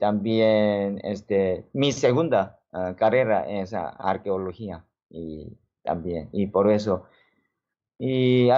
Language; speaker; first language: Spanish; non-native, learner; Korean